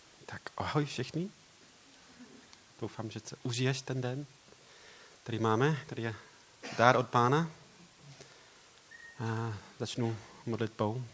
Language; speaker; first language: Czech; non-native, learner; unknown